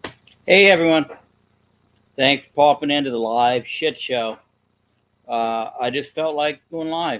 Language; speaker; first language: English; native; English